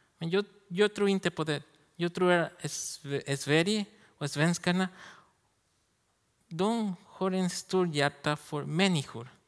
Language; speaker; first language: Swedish; non-native, learner; Spanish